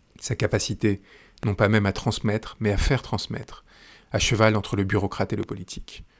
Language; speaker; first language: French; native; French